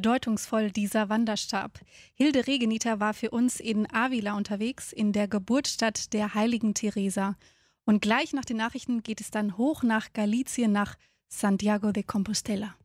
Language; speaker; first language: German; native; German